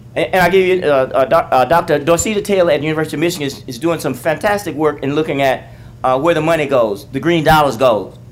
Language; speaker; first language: English; native; English